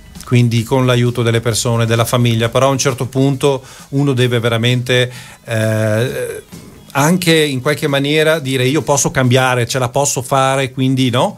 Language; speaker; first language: Italian; native; Italian